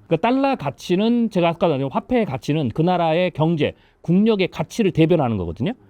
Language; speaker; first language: Korean; native; Korean